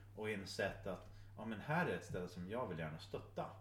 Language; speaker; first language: Swedish; non-native, fluent; English